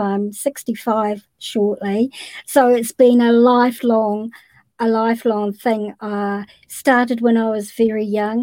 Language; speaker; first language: English; native; English